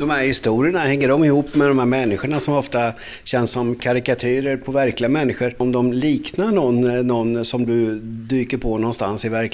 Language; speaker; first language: Swedish; native; Swedish